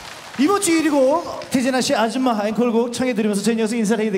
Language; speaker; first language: Korean; native; Korean